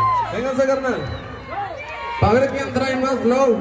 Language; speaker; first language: Spanish; native; Spanish